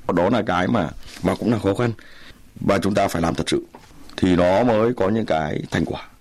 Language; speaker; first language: Vietnamese; native; Vietnamese